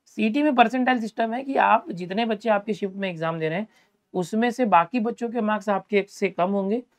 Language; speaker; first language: Hindi; non-native, local second language; Marathi